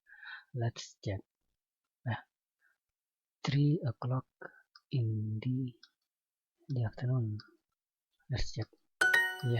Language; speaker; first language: English; non-native, fluent; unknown